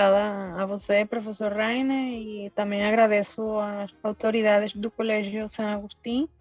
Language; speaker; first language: Portuguese; early bilingual, heritage; Spanish